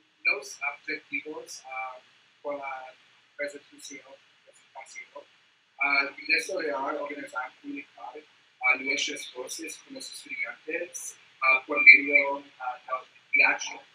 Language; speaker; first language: Spanish; non-native, learner; English